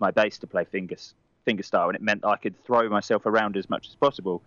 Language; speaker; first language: English; native; English